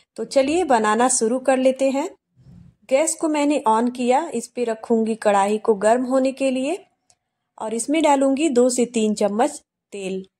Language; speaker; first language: Hindi; native; Hindi